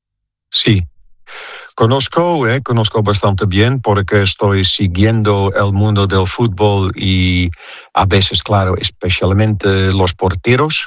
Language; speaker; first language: Spanish; non-native, fluent; Dutch